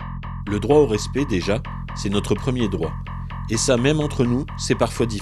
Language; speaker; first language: French; native; French